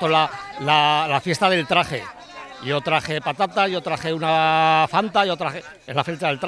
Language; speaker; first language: Spanish; native; Spanish